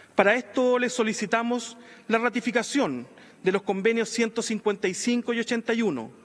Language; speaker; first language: Spanish; native; Spanish